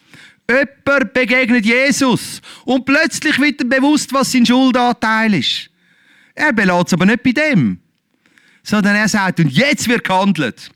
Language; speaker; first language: German; native; German